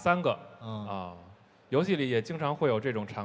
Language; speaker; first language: Chinese; native; Chinese